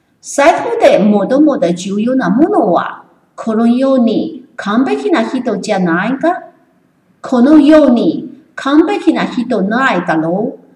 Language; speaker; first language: Japanese; non-native, learner; Chinese